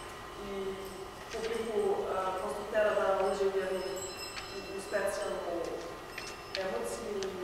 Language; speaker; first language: Serbian; native; Serbian